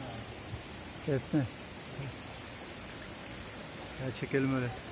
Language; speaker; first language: Russian; non-native, learner; Turkish